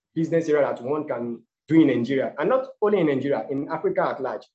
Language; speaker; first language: English; non-native, local second language; Yoruba